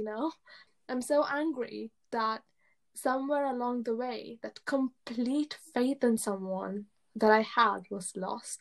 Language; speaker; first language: English; early bilingual, other home language; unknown